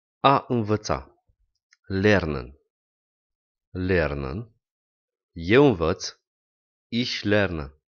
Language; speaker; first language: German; non-native, fluent; Romanian